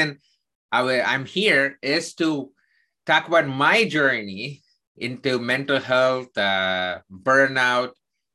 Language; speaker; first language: English; non-native, local second language; Tamil